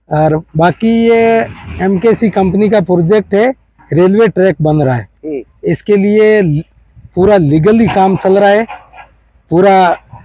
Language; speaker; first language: Hindi; native; Hindi